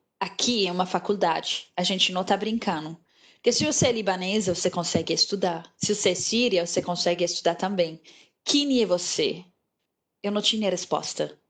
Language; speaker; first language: Portuguese; non-native, fluent; Arabic